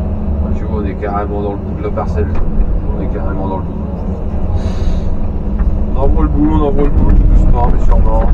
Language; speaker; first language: French; native; French